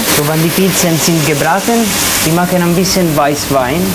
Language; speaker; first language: German; non-native, learner; Italian